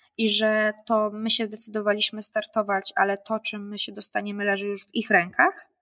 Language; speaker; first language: Polish; native; Polish